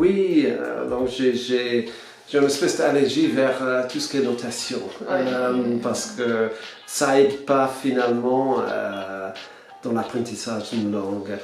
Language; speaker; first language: French; non-native, fluent; English